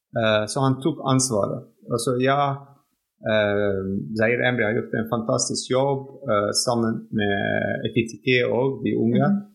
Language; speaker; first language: Norwegian; non-native, fluent; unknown